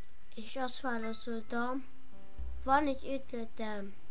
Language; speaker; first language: Hungarian; early bilingual, heritage; Hungarian